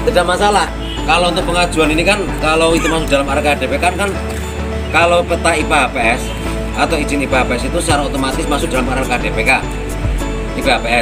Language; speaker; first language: Indonesian; native; Indonesian